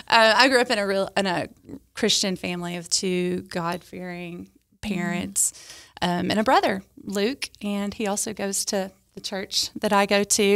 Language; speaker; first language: English; native; English